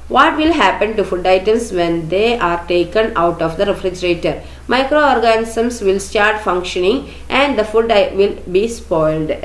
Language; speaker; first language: English; non-native, local second language; Malayalam